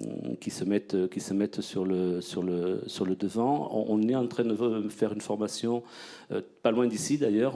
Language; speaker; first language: French; native; French